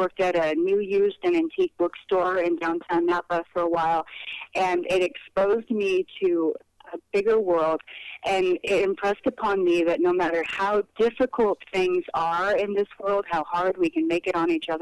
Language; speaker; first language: English; native; English